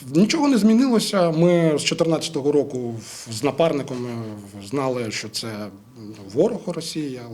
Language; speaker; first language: Ukrainian; non-native, local second language; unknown